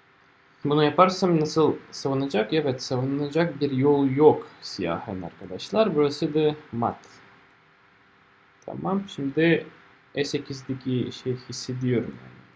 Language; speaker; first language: Turkish; non-native, fluent; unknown